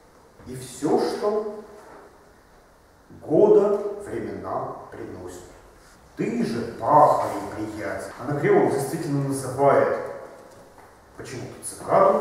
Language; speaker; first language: Russian; native; Russian